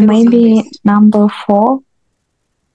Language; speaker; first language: English; non-native, learner; Russian